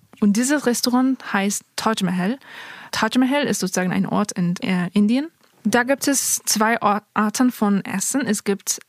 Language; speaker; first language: German; non-native, fluent; Persian